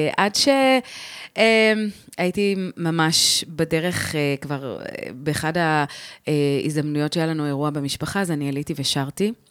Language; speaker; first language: Hebrew; early bilingual, heritage; Hebrew